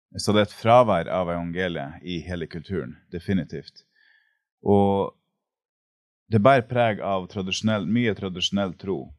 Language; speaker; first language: Norwegian; native; Norwegian